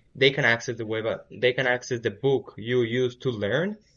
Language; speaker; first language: English; early bilingual, other home language; Spanish